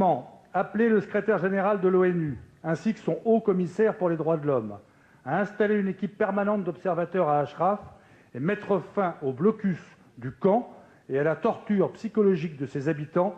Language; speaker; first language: French; native; French